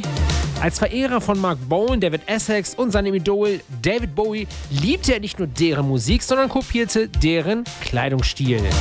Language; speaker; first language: German; native; German